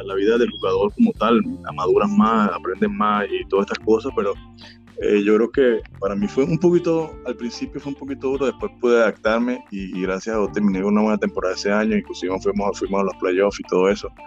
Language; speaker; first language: Spanish; native; Spanish